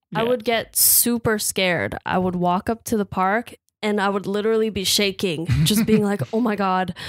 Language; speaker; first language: English; native; English